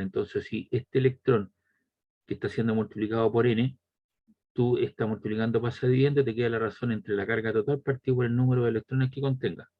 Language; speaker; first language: Spanish; native; Spanish